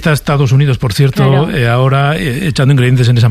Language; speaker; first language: Spanish; native; Spanish